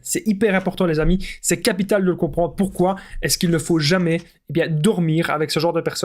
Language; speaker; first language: French; native; French